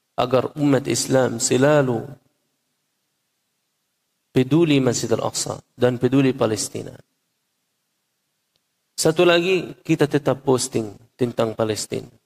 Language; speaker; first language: Indonesian; non-native, fluent; Arabic